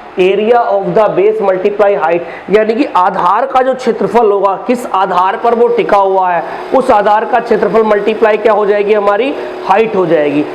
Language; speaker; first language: Hindi; native; Hindi